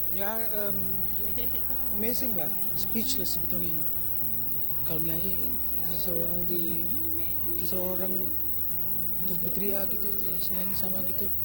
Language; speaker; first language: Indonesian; early bilingual, heritage; Indonesian